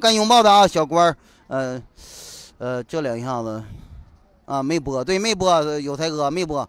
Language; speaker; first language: Chinese; native; Chinese